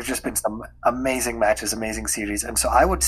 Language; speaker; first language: English; non-native, local second language; Hindi